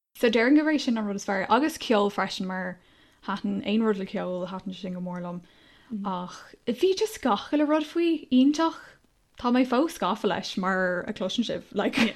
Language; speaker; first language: Irish; non-native, local second language; English